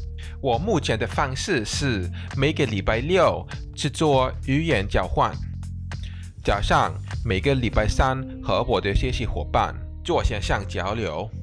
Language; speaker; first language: Chinese; non-native, fluent; English